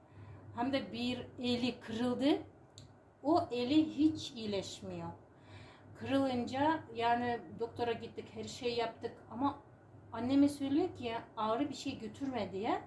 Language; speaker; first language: Turkish; non-native, learner; Uzbek